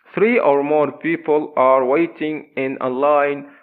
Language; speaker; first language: English; non-native, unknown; Arabic